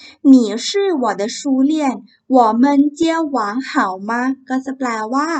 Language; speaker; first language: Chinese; non-native, fluent; Thai